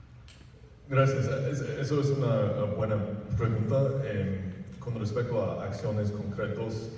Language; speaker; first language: Spanish; non-native, fluent; English